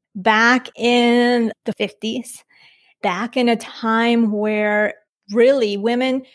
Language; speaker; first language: English; early bilingual, other home language; Spanish